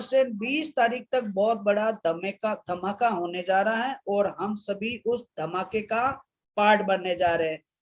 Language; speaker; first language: Hindi; native; Hindi